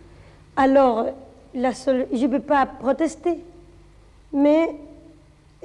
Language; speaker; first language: French; non-native, fluent; Spanish